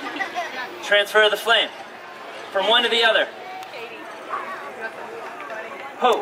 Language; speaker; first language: English; native; English